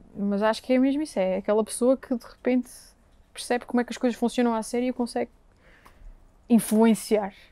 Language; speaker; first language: Portuguese; native; Portuguese